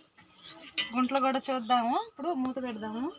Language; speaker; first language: Telugu; native; Telugu